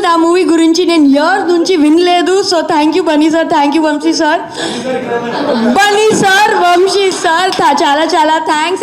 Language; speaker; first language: Telugu; non-native, learner; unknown